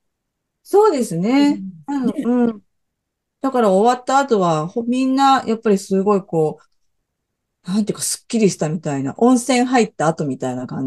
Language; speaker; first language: Japanese; native; Japanese